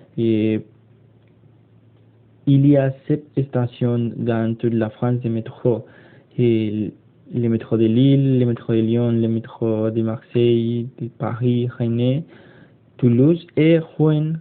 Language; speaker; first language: French; non-native, learner; Spanish